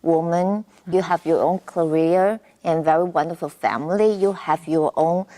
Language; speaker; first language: English; non-native, fluent; Chinese